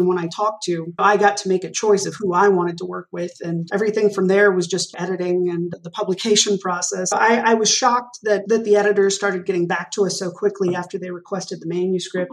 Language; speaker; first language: English; native; English